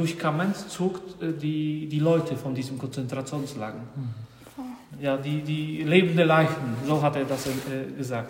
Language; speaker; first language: German; non-native, fluent; Polish